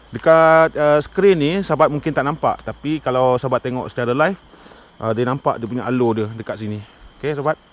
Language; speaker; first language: Malay; non-native, local second language; Iban